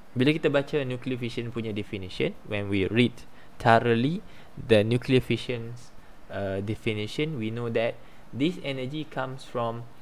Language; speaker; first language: English; non-native, local second language; Malay